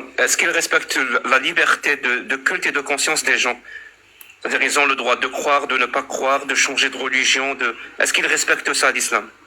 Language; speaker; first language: French; non-native, local second language; Arabic